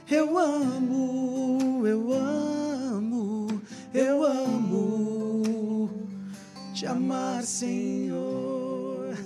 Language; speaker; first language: Portuguese; native; Portuguese